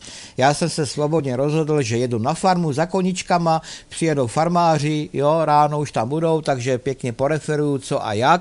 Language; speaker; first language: Czech; native; Czech